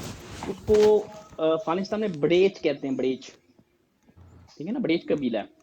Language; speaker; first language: Urdu; native; Urdu